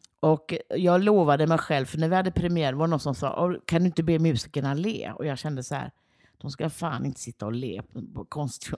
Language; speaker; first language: Swedish; native; Swedish